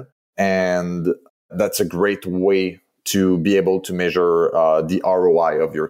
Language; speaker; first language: English; non-native, fluent; French